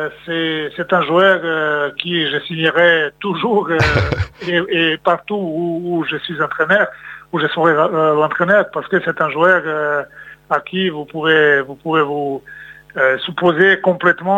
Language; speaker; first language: French; non-native, fluent; Serbian